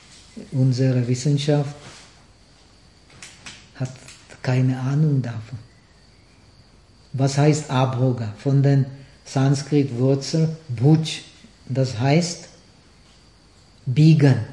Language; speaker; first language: German; non-native, fluent; Czech